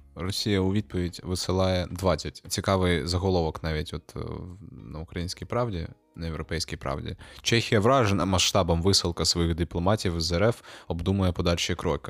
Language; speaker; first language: Ukrainian; non-native, local second language; Russian